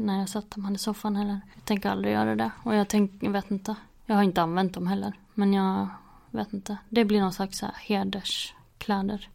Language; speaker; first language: Swedish; native; Swedish